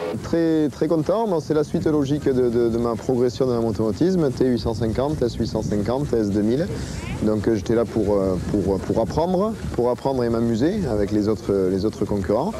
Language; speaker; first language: French; native; French